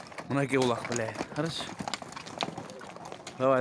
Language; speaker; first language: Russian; non-native, local second language; Kyrgyz